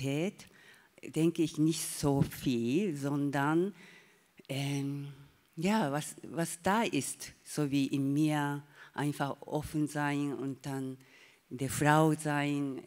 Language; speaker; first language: German; non-native, learner; Japanese